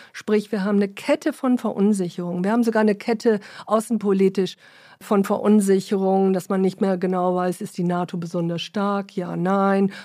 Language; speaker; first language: German; early bilingual, other home language; English